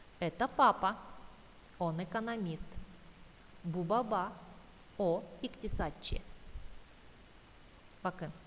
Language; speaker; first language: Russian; non-native, fluent; Turkish